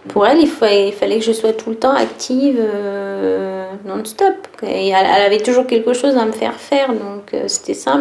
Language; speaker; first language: French; early bilingual, other home language; Tachelhit